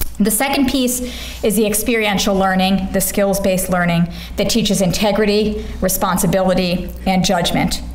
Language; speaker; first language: English; native; English